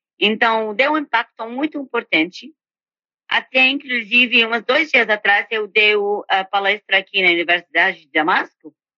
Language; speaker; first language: Portuguese; non-native, fluent; Arabic